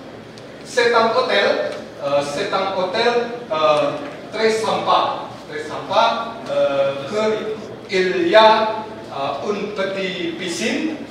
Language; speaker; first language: French; non-native, learner; Indonesian